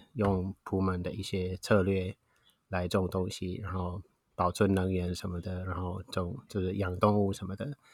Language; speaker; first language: Chinese; non-native, fluent; English